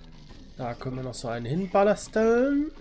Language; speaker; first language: German; native; German